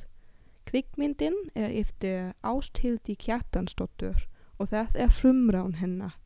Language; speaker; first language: Icelandic; non-native, learner; German